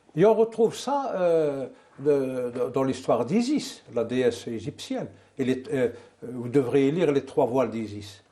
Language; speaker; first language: French; non-native, local second language; Arabic